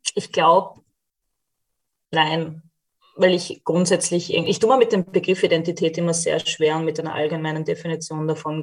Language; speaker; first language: German; native; German